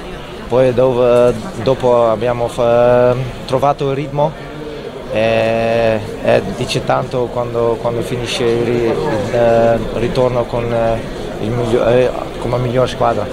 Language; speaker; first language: Italian; non-native, fluent; Dutch